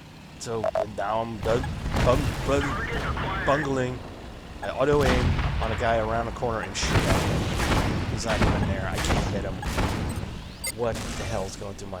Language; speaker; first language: English; native; English